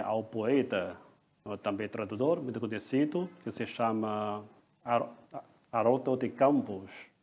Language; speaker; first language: Portuguese; non-native, fluent; Chinese